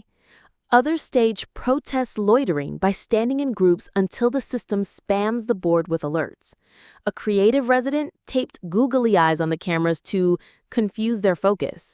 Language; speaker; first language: English; native; English